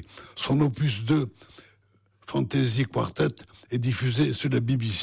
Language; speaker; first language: French; native; French